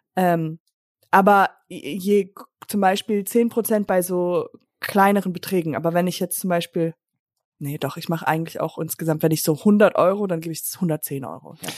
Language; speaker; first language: German; early bilingual, other home language; English